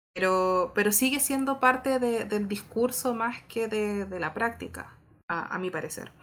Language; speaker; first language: Spanish; native; Spanish